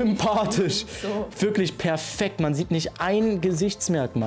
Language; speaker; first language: German; native; German